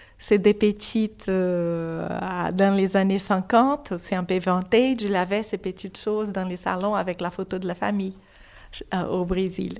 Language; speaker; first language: French; non-native, fluent; Portuguese